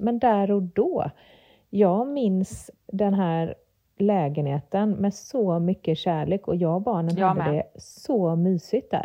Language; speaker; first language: Swedish; native; Swedish